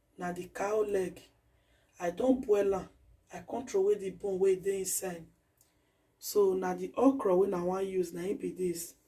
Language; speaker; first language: Nigerian Pidgin; native; Nigerian Pidgin